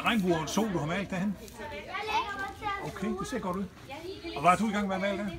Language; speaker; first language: Danish; native; Danish